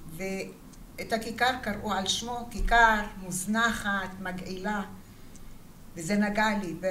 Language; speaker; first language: Hebrew; early bilingual, other home language; Arabic